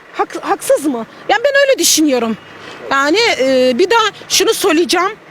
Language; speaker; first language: Turkish; non-native, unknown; Russian